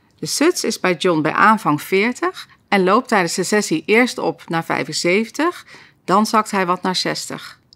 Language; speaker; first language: Dutch; native; Dutch